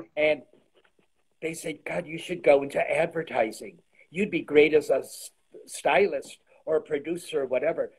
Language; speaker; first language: English; early bilingual, other home language; Polish